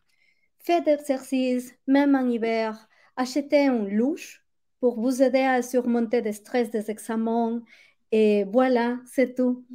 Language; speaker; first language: French; non-native, fluent; Spanish